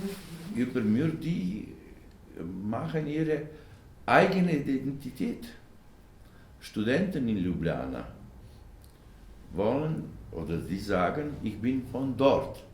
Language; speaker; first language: German; non-native, learner; Slovenian